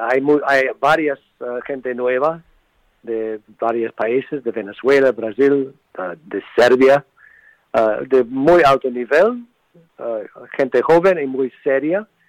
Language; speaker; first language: Spanish; non-native, fluent; English